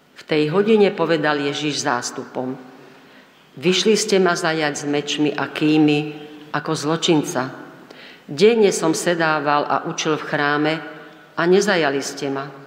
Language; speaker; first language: Slovak; native; Slovak